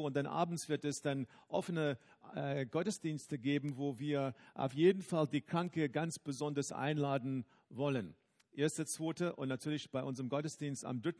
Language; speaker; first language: German; non-native, fluent; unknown